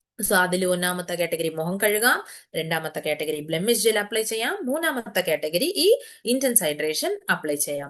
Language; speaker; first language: Malayalam; early bilingual, heritage; Malayalam